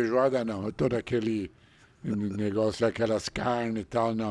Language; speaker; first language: Portuguese; non-native, fluent; Italian